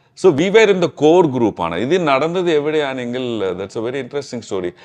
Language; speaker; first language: English; non-native, local second language; Malayalam